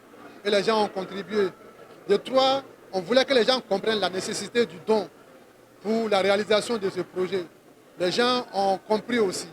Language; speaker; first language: French; non-native, local second language; Dyula